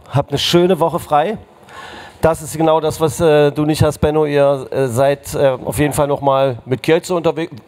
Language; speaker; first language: German; native; German